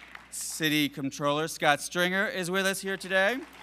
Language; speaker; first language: English; native; English